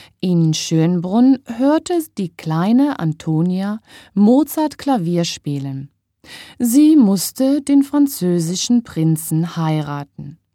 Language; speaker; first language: German; native; German